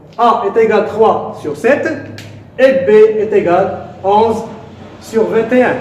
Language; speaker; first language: French; non-native, local second language; Arabic